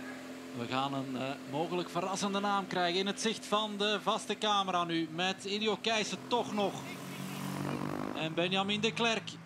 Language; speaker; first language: Dutch; native; Dutch